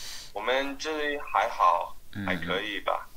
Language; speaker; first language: Chinese; non-native, learner; English